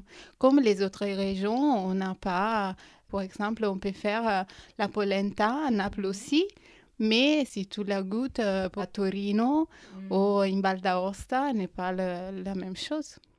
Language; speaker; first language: French; non-native, fluent; Italian